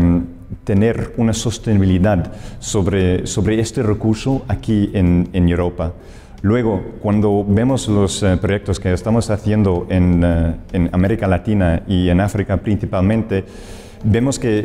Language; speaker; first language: Spanish; non-native, fluent; English